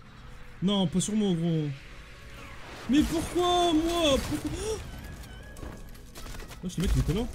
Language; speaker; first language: French; native; French